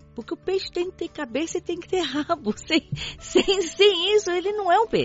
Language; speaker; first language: Portuguese; early bilingual, other home language; Chinese